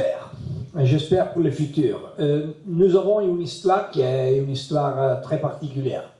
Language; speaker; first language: French; non-native, learner; Italian